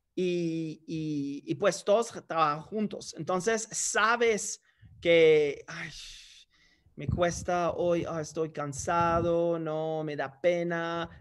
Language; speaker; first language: Spanish; non-native, fluent; English